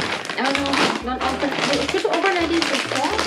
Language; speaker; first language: English; non-native, learner; Thai